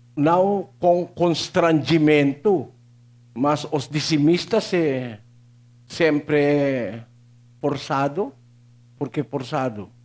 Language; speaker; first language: Portuguese; non-native, learner; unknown